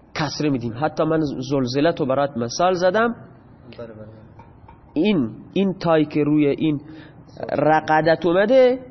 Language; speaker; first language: Persian; non-native, local second language; Baluchi